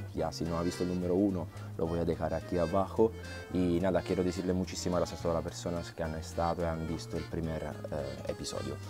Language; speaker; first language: Spanish; non-native, fluent; Italian